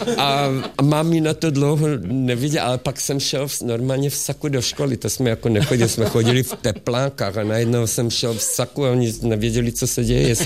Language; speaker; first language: Czech; non-native, local second language; Hungarian